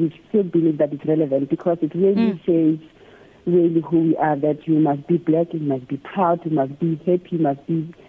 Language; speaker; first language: English; non-native, local second language; Tswana